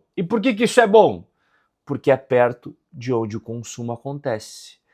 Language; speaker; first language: Portuguese; native; Portuguese